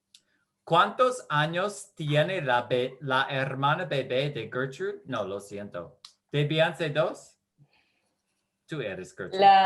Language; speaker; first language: Spanish; non-native, learner; English